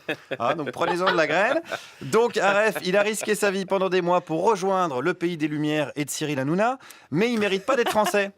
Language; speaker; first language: French; native; French